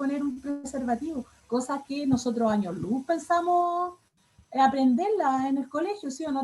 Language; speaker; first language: Spanish; native; Spanish